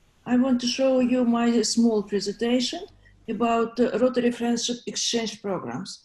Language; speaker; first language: English; non-native, learner; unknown